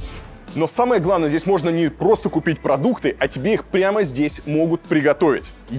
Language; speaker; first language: Russian; native; Russian